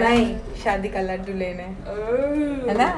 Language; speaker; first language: Hindi; non-native, local second language; Pashto